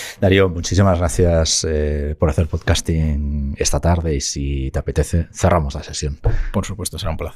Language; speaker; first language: Spanish; native; Spanish